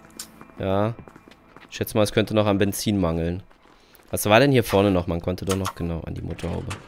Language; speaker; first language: German; native; German